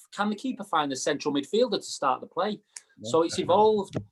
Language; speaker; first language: English; native; English